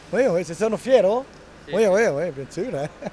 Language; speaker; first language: French; non-native, learner; Italian